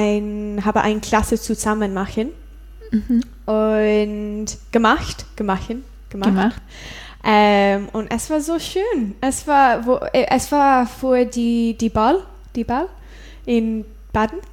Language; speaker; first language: German; non-native, learner; English